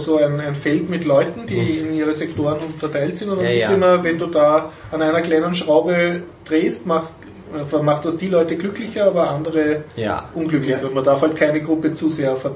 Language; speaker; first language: German; native; German